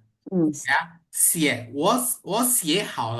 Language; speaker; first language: Chinese; non-native, fluent; Indonesian